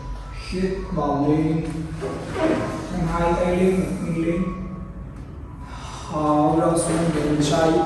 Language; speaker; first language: Vietnamese; non-native, learner; Hindi